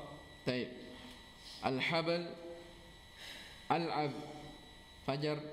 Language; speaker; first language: Arabic; non-native, fluent; Indonesian